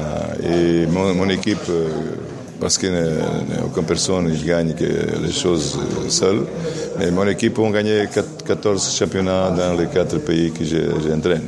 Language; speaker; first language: French; non-native, learner; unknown